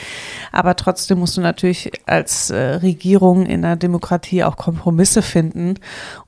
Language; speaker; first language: German; native; German